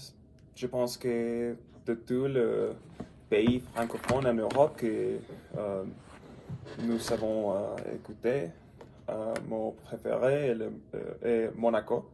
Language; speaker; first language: French; non-native, learner; English